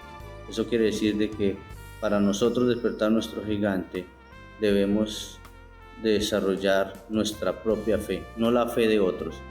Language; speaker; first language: Spanish; native; Spanish